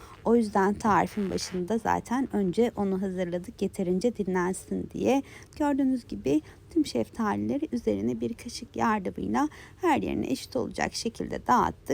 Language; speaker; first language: Turkish; native; Turkish